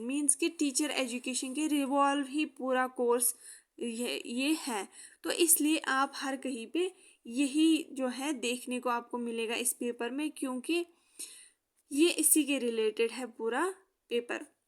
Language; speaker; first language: Hindi; native; Hindi